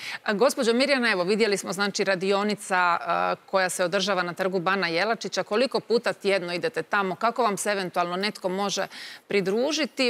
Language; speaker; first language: Croatian; native; Croatian